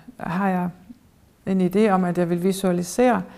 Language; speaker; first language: Danish; early bilingual, heritage; German